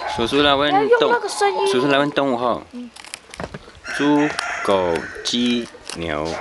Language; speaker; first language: Chinese; native; Chinese